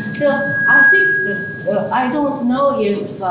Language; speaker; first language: English; non-native, fluent; Chinese